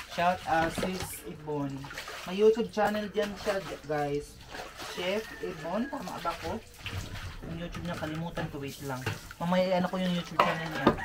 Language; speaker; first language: Filipino; non-native, local second language; Cebuano